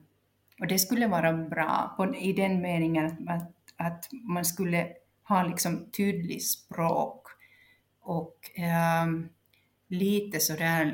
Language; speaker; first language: Swedish; non-native, local second language; Finnish